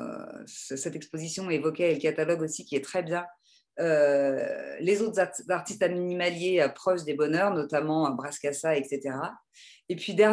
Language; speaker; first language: French; native; French